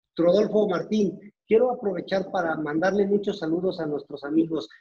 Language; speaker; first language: Spanish; native; Spanish